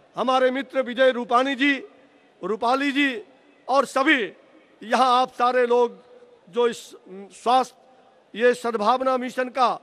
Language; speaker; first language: Hindi; native; Hindi